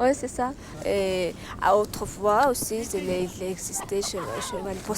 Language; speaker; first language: French; non-native, fluent; Mongolian